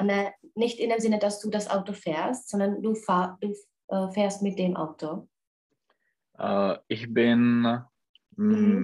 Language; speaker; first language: German; non-native, learner; Czech